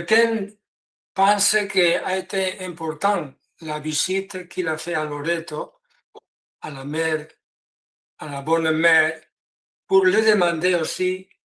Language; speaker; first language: French; non-native, learner; Spanish